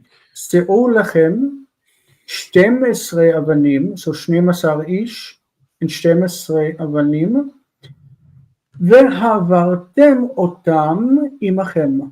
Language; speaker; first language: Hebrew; non-native, fluent; English